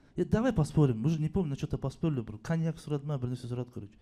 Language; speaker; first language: Russian; non-native, local second language; Kazakh